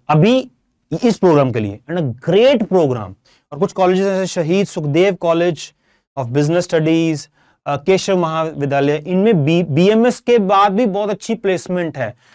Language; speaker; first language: Hindi; non-native, local second language; Punjabi